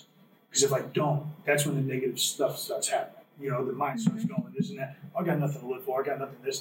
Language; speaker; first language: English; native; English